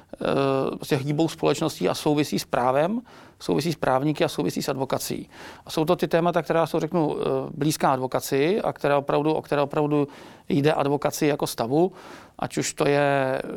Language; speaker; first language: Czech; native; Czech